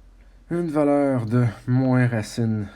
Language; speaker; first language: French; native; French